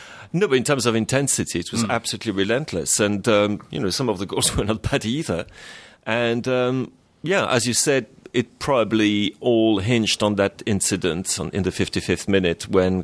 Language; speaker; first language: English; non-native, fluent; French